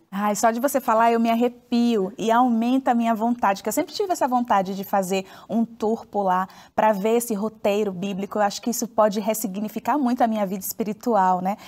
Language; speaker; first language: Portuguese; native; Portuguese